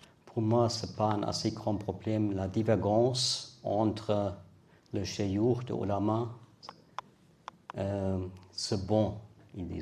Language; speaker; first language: French; non-native, learner; German